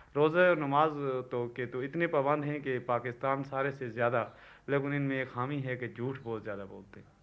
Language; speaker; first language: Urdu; non-native, local second language; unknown